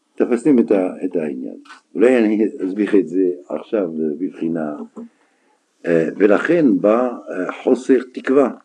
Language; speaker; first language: Hebrew; non-native, fluent; French